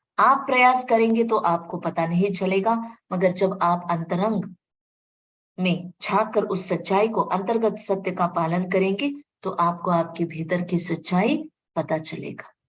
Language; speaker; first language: Hindi; non-native, local second language; Marathi